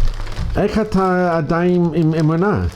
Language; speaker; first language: Hebrew; non-native, fluent; English